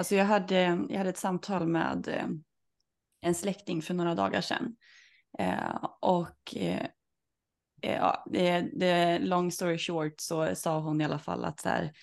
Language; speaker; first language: Swedish; native; Swedish